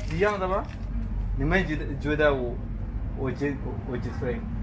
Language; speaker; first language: Chinese; non-native, learner; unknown